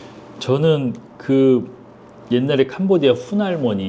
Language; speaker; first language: Korean; native; Korean